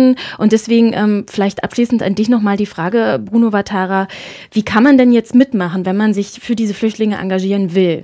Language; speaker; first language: German; native; German